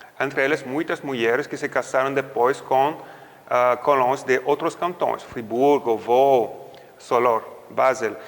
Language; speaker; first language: Portuguese; non-native, fluent; French